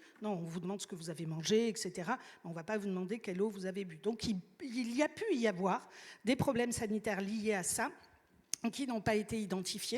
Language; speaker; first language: French; native; French